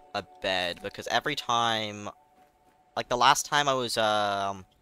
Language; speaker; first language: English; native; English